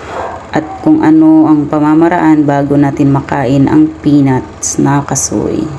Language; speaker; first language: Filipino; native; Filipino